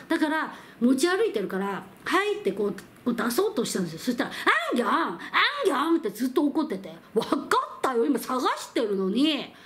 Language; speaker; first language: Japanese; non-native, fluent; Korean